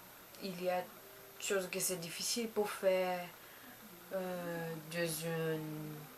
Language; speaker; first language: French; non-native, learner; Portuguese